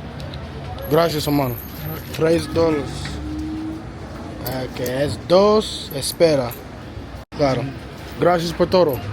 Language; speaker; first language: Spanish; non-native, learner; English